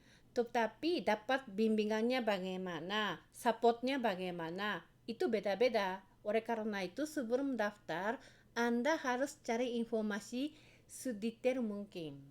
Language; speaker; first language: Indonesian; non-native, fluent; Japanese